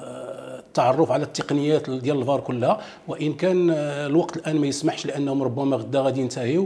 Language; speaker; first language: Arabic; native; Arabic